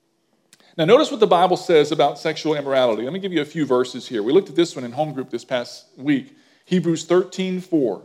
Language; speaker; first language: English; native; English